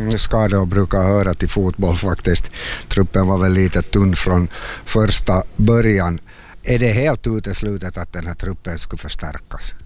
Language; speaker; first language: Swedish; native; Swedish